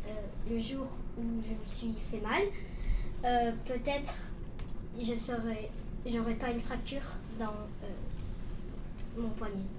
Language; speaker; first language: French; early bilingual, heritage; French